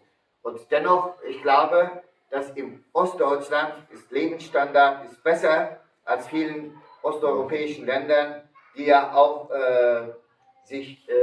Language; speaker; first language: German; early bilingual, other home language; Turkish